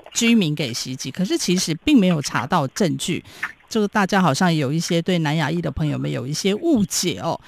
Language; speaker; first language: Chinese; native; Chinese